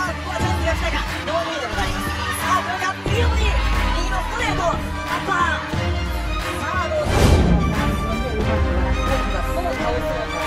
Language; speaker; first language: Japanese; native; Japanese